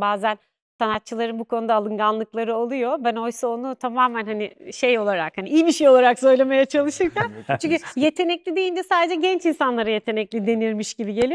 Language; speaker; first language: Turkish; native; Turkish